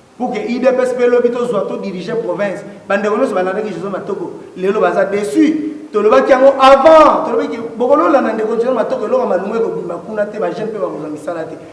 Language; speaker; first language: Lingala; non-native, local second language; Kongo